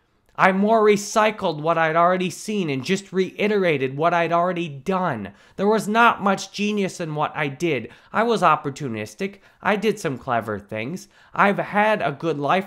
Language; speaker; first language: English; native; English